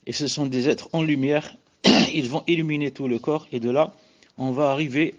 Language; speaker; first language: French; non-native, local second language; Arabic